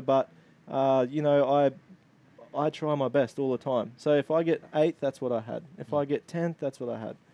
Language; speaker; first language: English; native; English